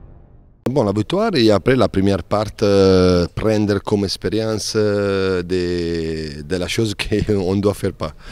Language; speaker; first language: French; non-native, learner; Italian